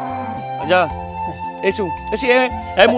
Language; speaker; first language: Portuguese; non-native, learner; Vietnamese